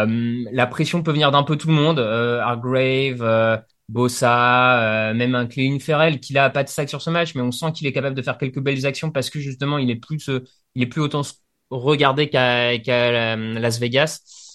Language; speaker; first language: French; native; French